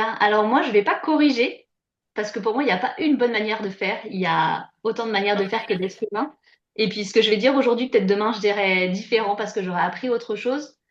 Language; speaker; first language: French; native; French